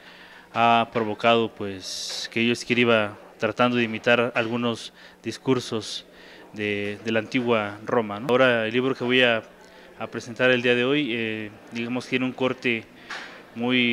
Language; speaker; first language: Spanish; native; Spanish